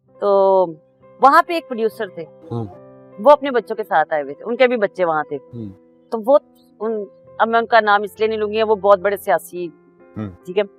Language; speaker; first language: Urdu; non-native, local second language; Punjabi